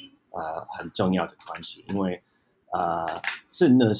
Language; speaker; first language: Chinese; non-native, fluent; English